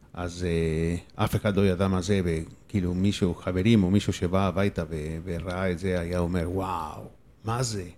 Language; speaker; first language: Hebrew; non-native, fluent; Spanish